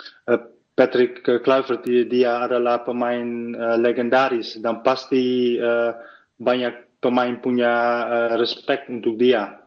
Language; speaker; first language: Indonesian; early bilingual, heritage; Dutch